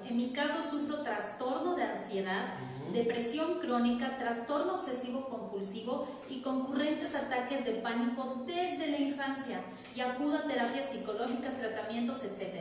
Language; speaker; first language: Spanish; native; Spanish